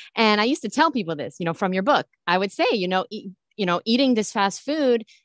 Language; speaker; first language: English; early bilingual, other home language; Italian